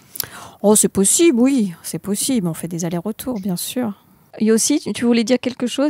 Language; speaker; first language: French; native; French